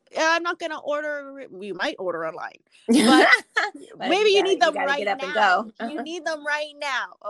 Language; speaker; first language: English; native; English